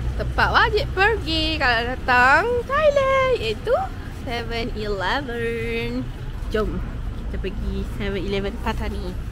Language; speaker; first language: Malay; native; Malay